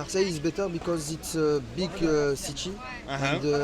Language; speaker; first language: English; non-native, learner; French